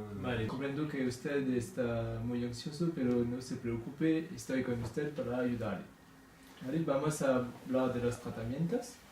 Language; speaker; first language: Spanish; non-native, learner; French